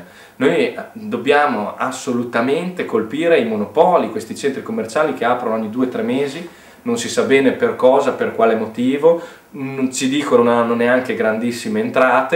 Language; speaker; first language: Italian; native; Italian